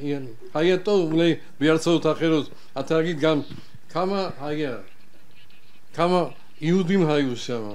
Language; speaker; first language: Hebrew; non-native, fluent; Georgian